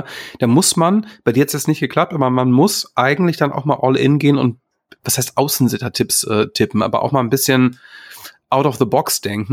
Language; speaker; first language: German; native; German